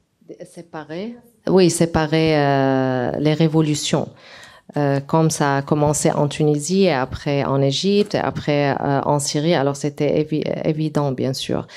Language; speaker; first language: French; non-native, local second language; Arabic